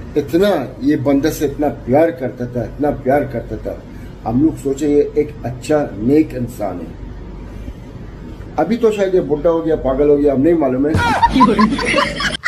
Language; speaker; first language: Hindi; non-native, learner; Arabic